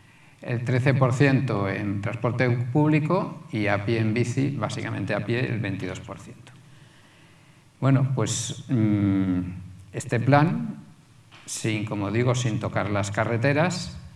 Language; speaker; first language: Spanish; native; Spanish